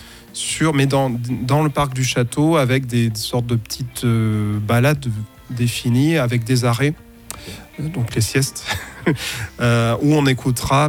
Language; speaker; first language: French; native; French